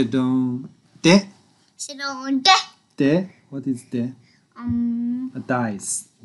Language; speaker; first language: French; non-native, learner; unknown